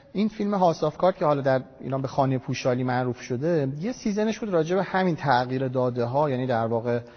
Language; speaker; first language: Persian; native; Persian